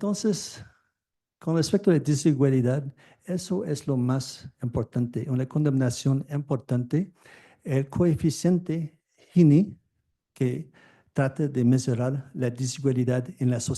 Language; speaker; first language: Spanish; non-native, fluent; French